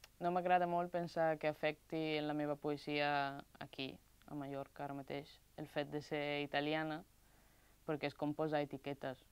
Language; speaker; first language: Catalan; non-native, fluent; Italian